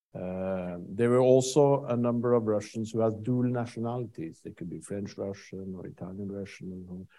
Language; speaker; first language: English; non-native, fluent; Norwegian